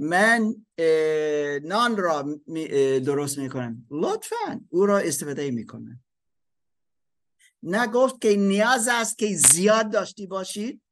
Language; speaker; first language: Persian; non-native, learner; German